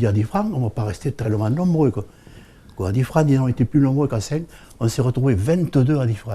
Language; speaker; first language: French; native; French